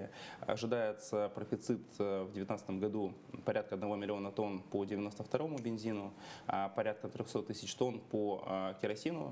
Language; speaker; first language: Russian; native; Russian